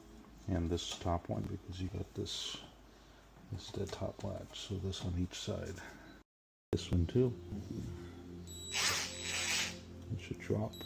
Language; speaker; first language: English; native; English